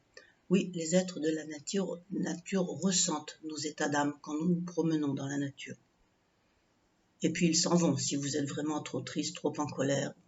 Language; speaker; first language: French; native; French